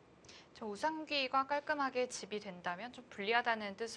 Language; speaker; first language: Korean; native; Korean